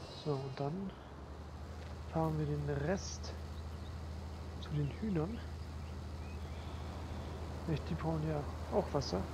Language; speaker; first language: German; native; German